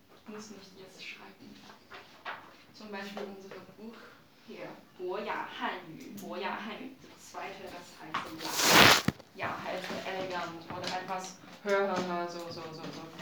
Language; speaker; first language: German; non-native, learner; Chinese